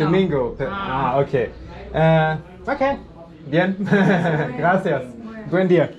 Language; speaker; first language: Spanish; non-native, learner; German